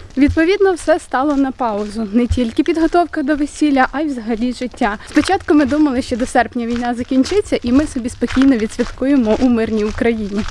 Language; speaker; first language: Ukrainian; native; Ukrainian